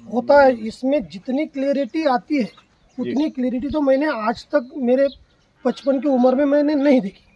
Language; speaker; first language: Hindi; non-native, local second language; Marathi